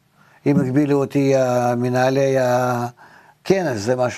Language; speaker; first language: Hebrew; non-native, fluent; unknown